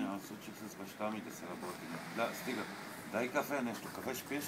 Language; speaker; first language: Bulgarian; non-native, learner; Arabic